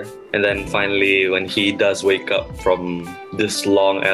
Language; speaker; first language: English; non-native, local second language; Malay